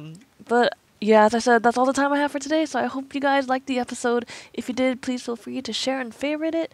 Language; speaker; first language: English; native; English